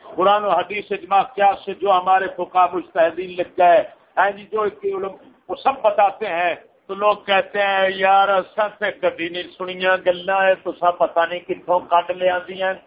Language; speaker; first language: Urdu; non-native, local second language; Punjabi